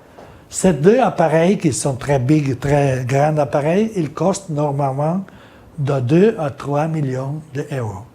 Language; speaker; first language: French; non-native, learner; Italian